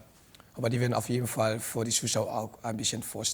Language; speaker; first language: German; non-native, fluent; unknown